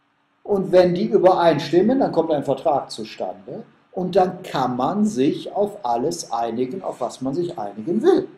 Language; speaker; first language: German; native; German